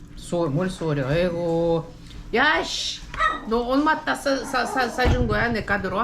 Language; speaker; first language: Korean; non-native, fluent; Russian